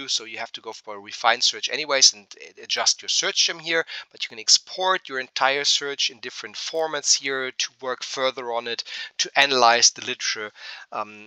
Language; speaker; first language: English; non-native, fluent; German